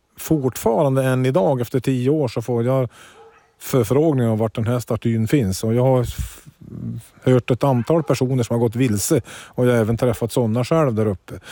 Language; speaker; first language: Swedish; native; Swedish